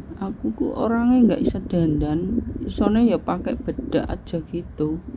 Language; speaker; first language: Indonesian; non-native, local second language; Javanese